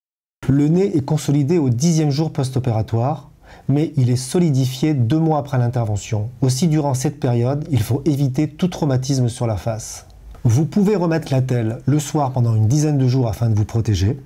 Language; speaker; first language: French; native; French